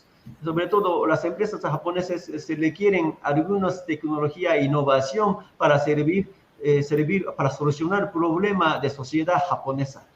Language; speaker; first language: Spanish; non-native, fluent; Japanese